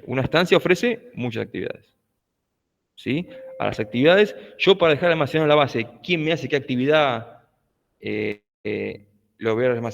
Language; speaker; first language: Spanish; native; Spanish